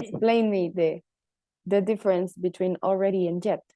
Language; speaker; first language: English; non-native, fluent; Spanish